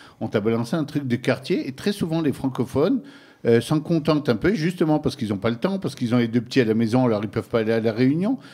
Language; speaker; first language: French; native; French